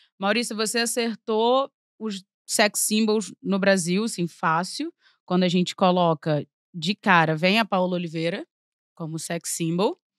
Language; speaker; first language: Portuguese; native; Portuguese